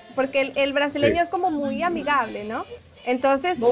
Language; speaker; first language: Spanish; native; Spanish